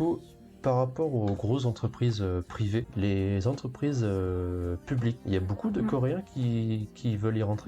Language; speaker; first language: French; native; French